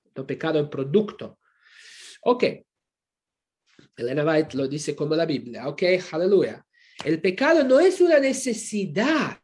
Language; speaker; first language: Spanish; non-native, fluent; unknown